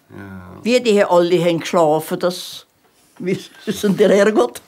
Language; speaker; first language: German; native; German